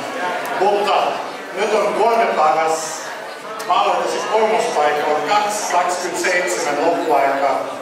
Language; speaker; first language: Finnish; non-native, learner; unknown